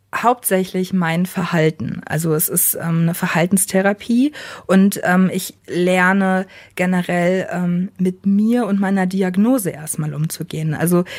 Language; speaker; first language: German; native; German